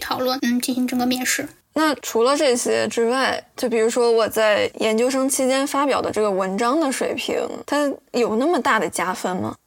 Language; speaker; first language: Chinese; native; Chinese